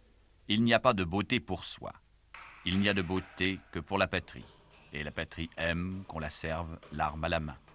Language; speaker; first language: French; native; French